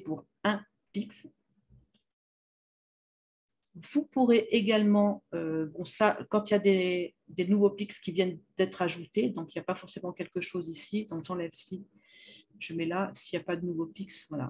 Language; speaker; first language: French; native; French